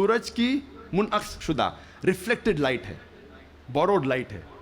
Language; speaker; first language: Urdu; native; Urdu